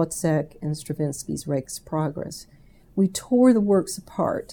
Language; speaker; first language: English; native; English